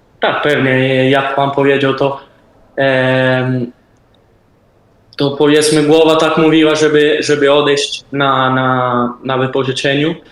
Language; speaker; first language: Polish; early bilingual, heritage; Polish